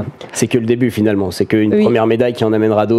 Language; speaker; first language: French; native; French